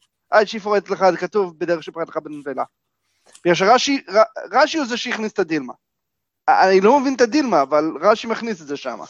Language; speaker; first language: Hebrew; non-native, fluent; English